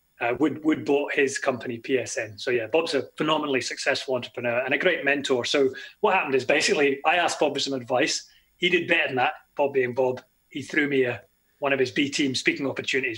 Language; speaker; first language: English; native; English